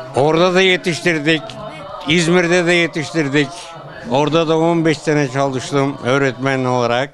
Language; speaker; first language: Turkish; native; Turkish